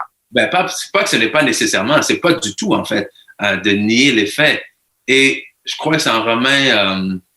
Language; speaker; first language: French; native; French